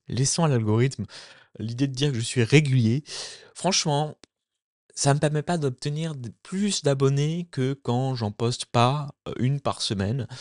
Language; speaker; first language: French; native; French